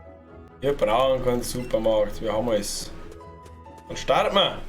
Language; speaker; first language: German; native; German